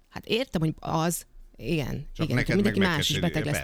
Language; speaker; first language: Hungarian; native; Hungarian